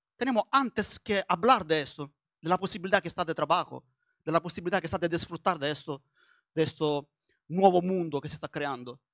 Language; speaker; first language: Spanish; non-native, learner; Italian